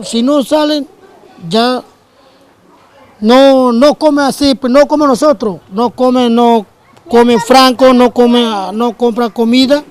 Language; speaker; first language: Portuguese; non-native, learner; Spanish